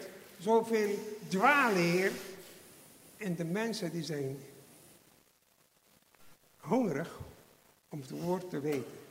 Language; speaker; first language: Dutch; non-native, fluent; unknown